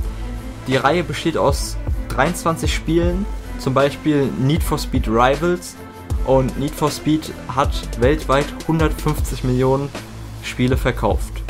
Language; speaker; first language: German; native; German